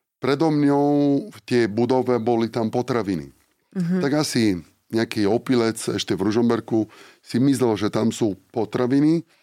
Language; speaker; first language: Slovak; non-native, fluent; Italian